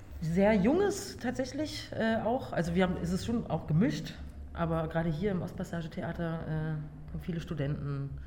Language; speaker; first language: German; native; German